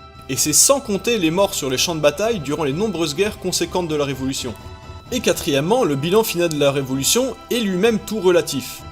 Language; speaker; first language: French; native; French